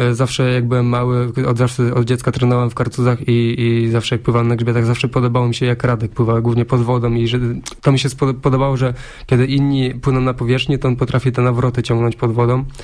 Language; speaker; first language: Polish; native; Polish